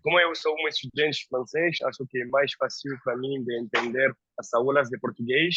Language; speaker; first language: Portuguese; non-native, fluent; French